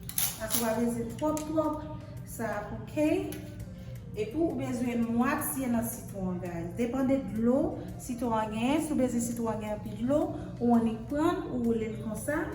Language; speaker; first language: French; non-native, learner; Haitian Creole